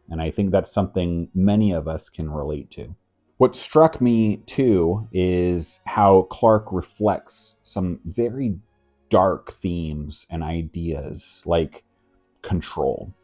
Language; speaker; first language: English; native; English